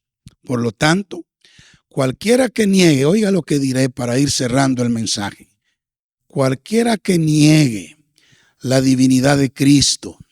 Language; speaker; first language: Spanish; native; Spanish